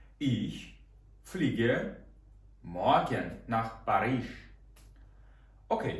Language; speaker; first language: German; non-native, fluent; Ukrainian